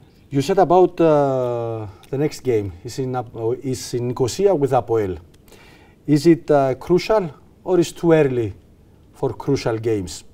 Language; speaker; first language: English; non-native, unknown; Greek